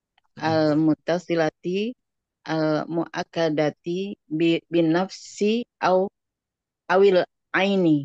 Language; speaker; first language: Arabic; non-native, learner; Indonesian